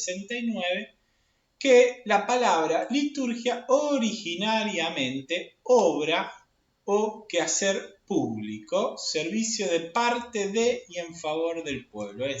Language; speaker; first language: Spanish; native; Spanish